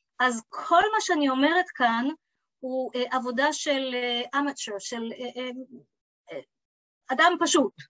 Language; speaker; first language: Hebrew; early bilingual, other home language; English